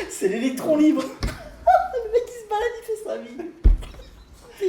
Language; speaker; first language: French; native; French